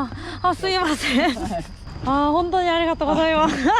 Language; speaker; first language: Japanese; non-native, learner; Korean